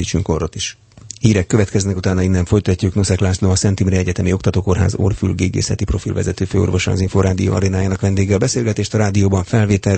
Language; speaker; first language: Hungarian; native; Hungarian